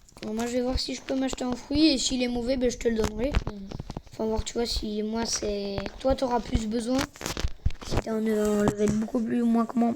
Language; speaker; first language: French; native; French